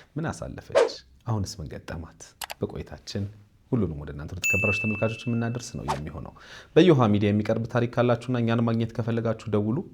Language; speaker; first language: Amharic; native; Amharic